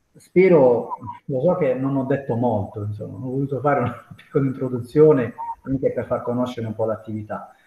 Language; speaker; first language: Italian; native; Italian